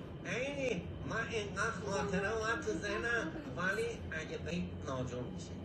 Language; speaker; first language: Persian; native; Persian